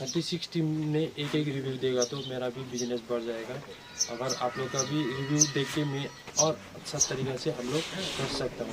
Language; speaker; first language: Hindi; non-native, local second language; Nepali